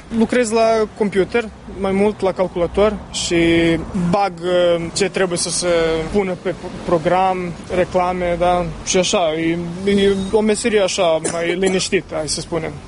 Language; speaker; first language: Romanian; early bilingual, heritage; Romanian